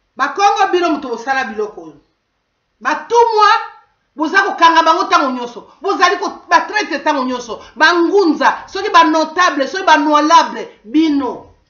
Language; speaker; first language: Lingala; non-native, local second language; Kongo